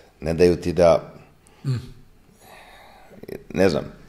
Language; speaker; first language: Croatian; non-native, fluent; Italian